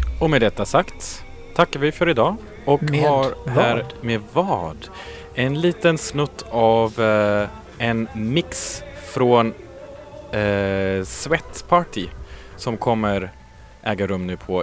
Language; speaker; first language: Swedish; native; Swedish